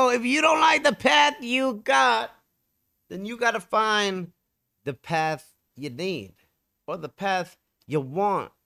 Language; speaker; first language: English; native; English